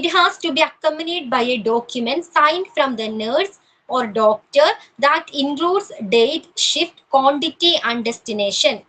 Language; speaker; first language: English; non-native, local second language; Malayalam